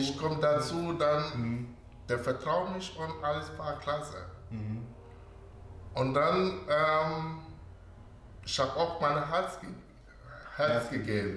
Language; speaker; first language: German; non-native, learner; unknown